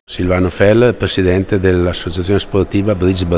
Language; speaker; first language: Italian; native; Italian